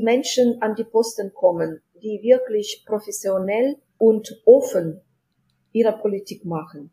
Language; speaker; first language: German; non-native, fluent; Ukrainian